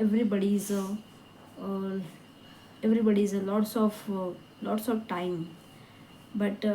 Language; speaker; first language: English; non-native, learner; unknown